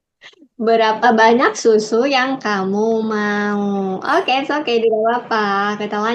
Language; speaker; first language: Indonesian; native; Indonesian